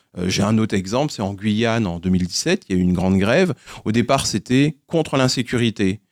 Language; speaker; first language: French; native; French